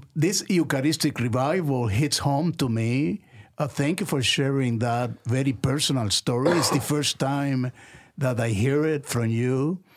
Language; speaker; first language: English; non-native, fluent; Spanish